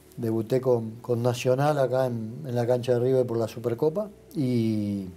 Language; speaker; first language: Spanish; native; Spanish